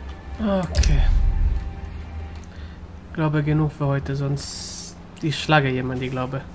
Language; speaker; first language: German; non-native, learner; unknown